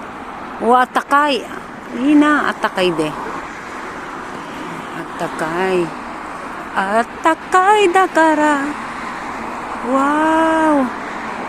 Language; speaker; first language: Japanese; non-native, learner; Filipino